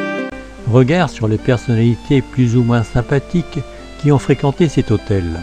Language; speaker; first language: French; native; French